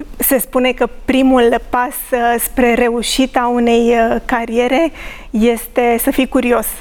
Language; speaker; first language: Romanian; native; Romanian